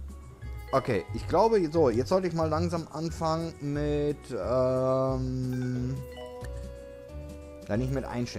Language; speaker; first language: German; native; German